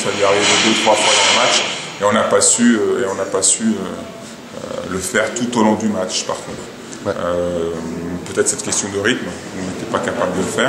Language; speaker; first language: French; native; French